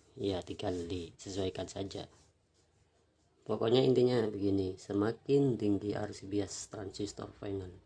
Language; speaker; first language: Indonesian; non-native, local second language; Madurese